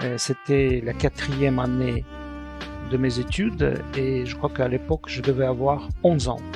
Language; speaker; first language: French; non-native, fluent; Russian